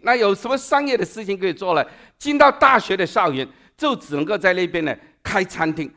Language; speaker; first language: Chinese; non-native, local second language; Cantonese